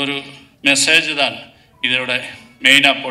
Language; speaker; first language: Tamil; non-native, learner; Malayalam